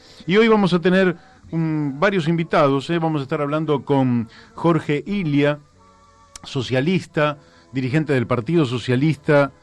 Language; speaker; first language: Spanish; native; Spanish